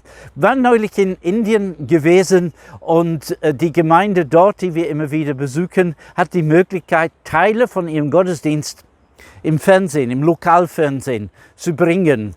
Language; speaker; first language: German; non-native, fluent; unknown